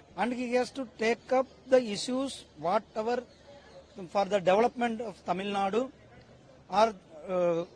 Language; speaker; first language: English; non-native, local second language; Tamil